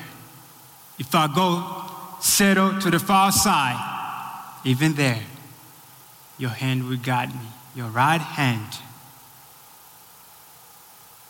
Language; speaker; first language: English; non-native, local second language; Rundi